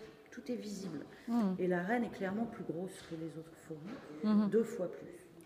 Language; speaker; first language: French; native; French